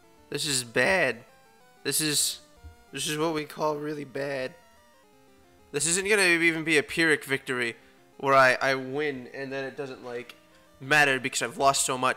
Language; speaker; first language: English; native; English